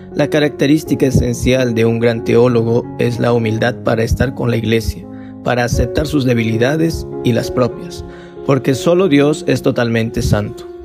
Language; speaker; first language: Spanish; non-native, fluent; Vietnamese